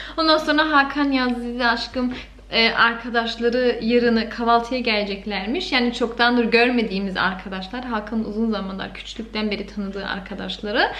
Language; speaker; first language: Turkish; early bilingual, heritage; Turkish